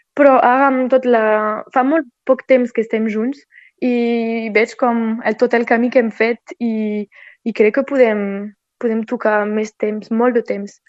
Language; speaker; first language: Catalan; non-native, local second language; French